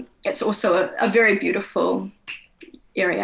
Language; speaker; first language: English; native; English